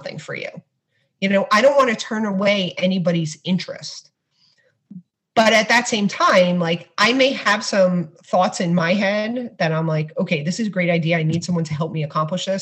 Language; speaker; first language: English; native; English